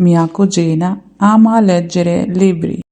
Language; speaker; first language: Italian; non-native, fluent; Bangla